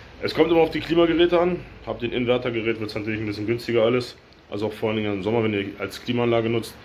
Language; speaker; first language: German; native; German